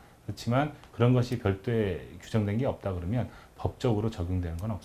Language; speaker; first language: Korean; native; Korean